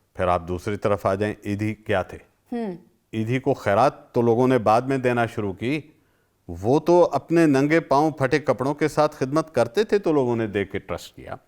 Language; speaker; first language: Urdu; non-native, local second language; Sindhi